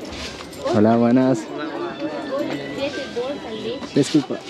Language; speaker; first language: Spanish; non-native, learner; Turkish